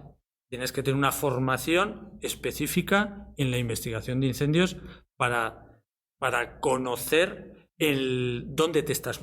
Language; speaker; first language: Spanish; native; Spanish